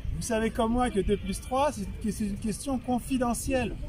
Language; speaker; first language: French; native; French